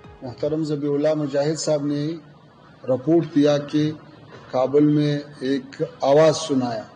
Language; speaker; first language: Hindi; non-native, fluent; Pashto